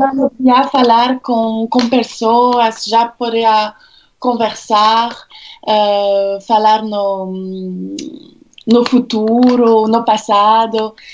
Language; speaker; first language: Portuguese; non-native, fluent; French